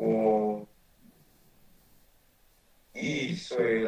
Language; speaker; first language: Chinese; non-native, learner; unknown